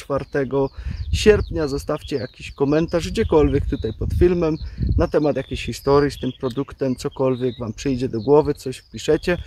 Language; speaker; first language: Polish; native; Polish